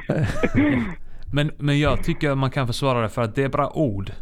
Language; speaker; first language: Swedish; non-native, fluent; Icelandic